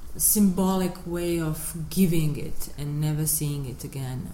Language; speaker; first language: English; non-native, fluent; Bosnian